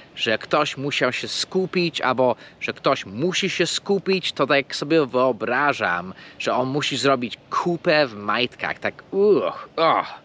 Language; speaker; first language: Polish; early bilingual, heritage; English